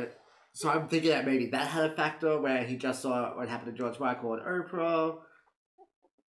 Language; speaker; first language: English; native; English